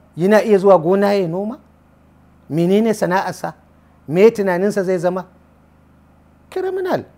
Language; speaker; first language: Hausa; native; Hausa